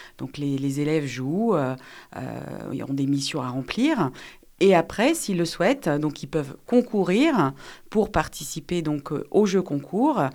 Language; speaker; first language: French; native; French